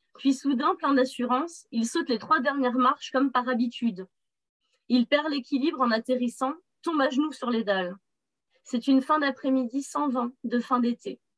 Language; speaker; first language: French; native; French